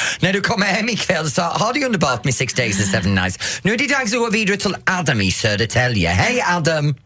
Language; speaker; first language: Swedish; non-native, fluent; English